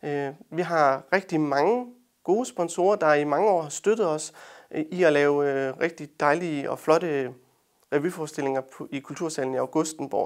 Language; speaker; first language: Danish; native; Danish